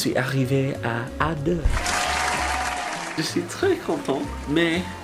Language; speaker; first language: French; non-native, learner; English